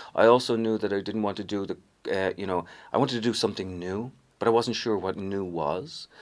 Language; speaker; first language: English; native; English